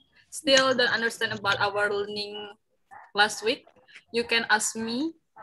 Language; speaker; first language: English; non-native, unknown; Indonesian